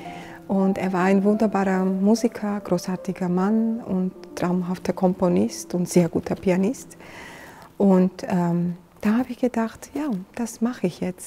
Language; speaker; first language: German; non-native, fluent; Georgian